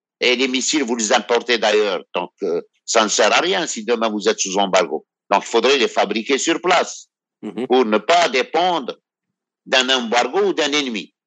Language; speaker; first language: French; non-native, local second language; Arabic